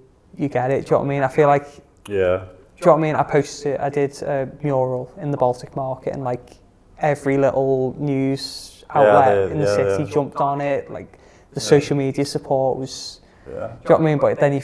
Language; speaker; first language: English; native; English